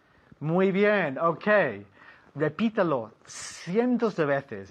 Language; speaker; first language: Spanish; non-native, fluent; English